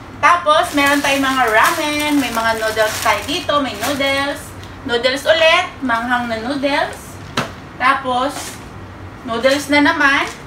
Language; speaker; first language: Filipino; native; Filipino